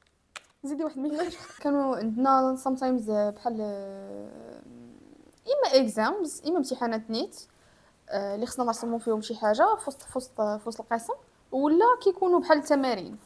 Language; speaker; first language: Arabic; native; Arabic